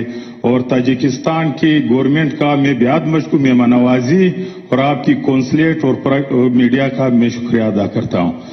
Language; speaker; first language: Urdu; non-native, local second language; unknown